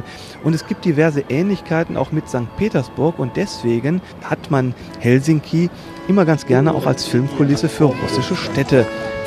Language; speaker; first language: German; native; German